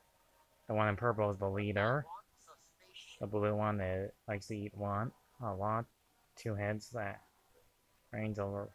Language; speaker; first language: English; native; English